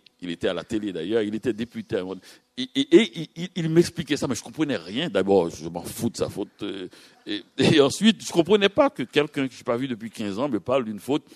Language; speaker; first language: French; native; French